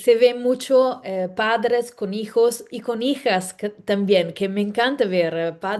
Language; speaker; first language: Spanish; non-native, fluent; Italian